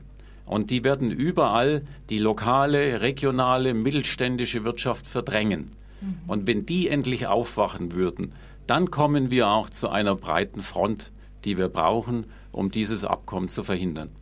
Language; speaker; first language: German; native; German